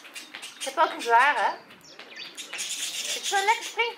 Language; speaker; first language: Dutch; native; Dutch